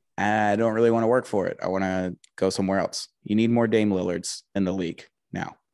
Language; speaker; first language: English; native; English